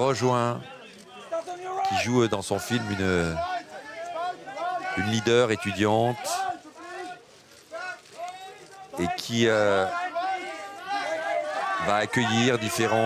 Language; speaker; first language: French; native; French